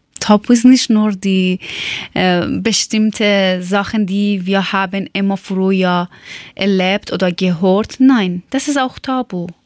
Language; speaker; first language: German; non-native, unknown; Persian